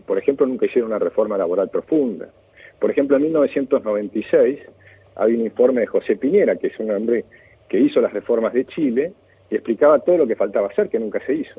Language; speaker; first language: Spanish; native; Spanish